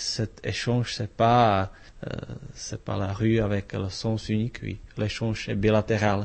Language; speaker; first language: French; non-native, fluent; Czech